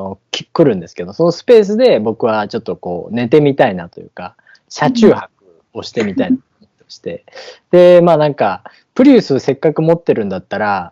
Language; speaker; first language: Japanese; native; Japanese